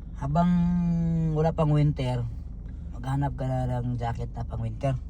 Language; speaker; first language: Filipino; native; Filipino